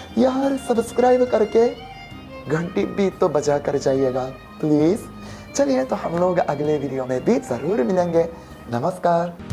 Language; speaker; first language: Hindi; non-native, fluent; Japanese